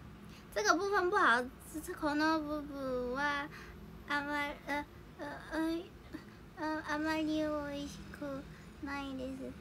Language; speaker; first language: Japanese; non-native, learner; Chinese